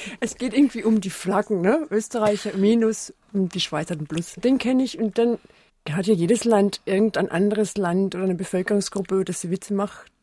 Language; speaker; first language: German; native; German